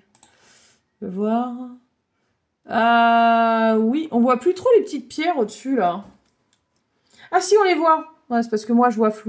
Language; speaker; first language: French; native; French